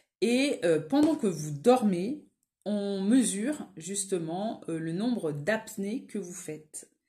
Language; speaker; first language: French; native; French